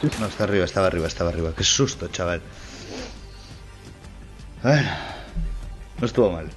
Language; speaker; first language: Spanish; native; Spanish